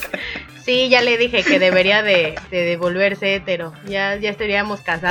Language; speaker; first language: Spanish; native; Spanish